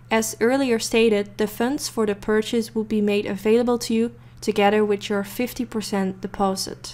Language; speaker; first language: English; non-native, fluent; Dutch